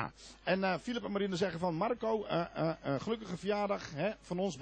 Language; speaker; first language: Dutch; native; Dutch